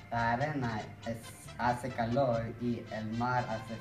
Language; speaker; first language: Spanish; non-native, learner; English